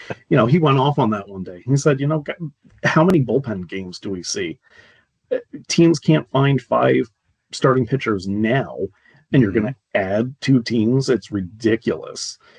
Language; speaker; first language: English; native; English